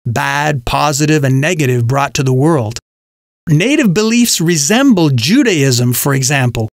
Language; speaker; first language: English; native; English